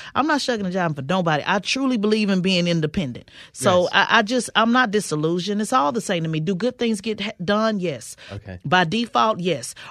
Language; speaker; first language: English; native; English